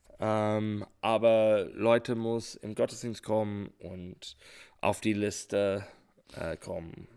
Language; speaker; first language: German; non-native, fluent; English